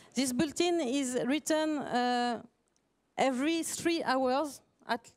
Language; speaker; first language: English; non-native, fluent; French